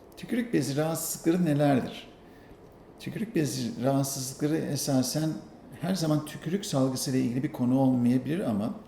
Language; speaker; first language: Turkish; native; Turkish